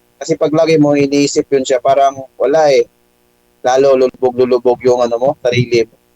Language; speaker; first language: Filipino; native; Filipino